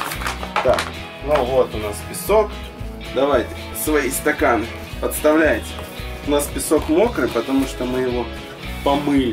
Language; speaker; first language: Russian; native; Russian